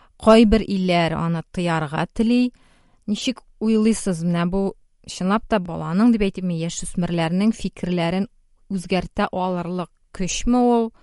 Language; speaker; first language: Tatar; native; Tatar